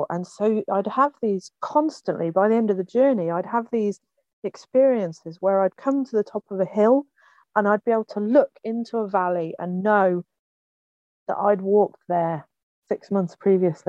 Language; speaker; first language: English; native; English